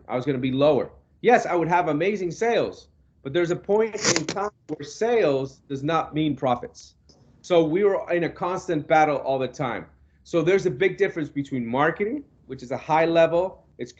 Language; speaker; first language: English; non-native, local second language; Spanish